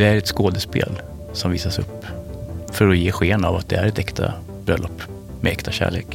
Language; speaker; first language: Swedish; native; Swedish